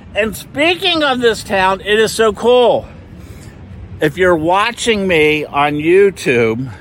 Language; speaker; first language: English; native; English